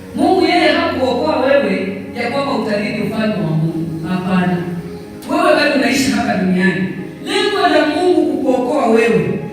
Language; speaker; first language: Swahili; non-native, local second language; Luyia